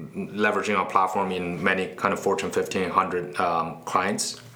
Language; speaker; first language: English; non-native, fluent; Chinese